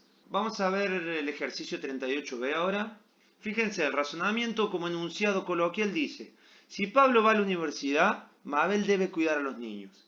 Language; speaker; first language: Spanish; native; Spanish